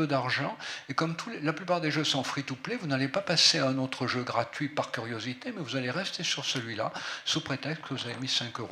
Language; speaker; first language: French; native; French